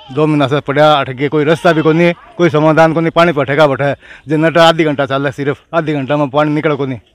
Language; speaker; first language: Hindi; native; Hindi